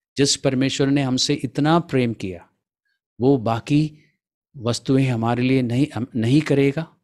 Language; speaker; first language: Hindi; non-native, local second language; Malayalam